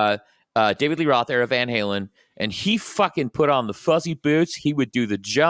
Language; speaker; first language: English; native; English